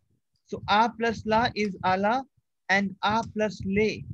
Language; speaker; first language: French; non-native, fluent; Hindi